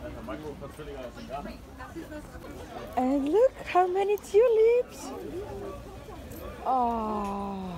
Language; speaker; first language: English; non-native, learner; Russian